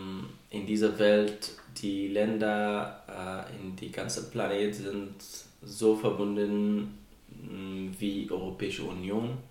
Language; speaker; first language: German; non-native, fluent; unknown